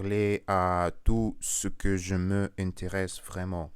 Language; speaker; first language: French; non-native, learner; Russian